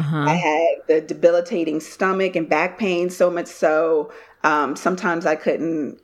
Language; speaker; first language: English; native; English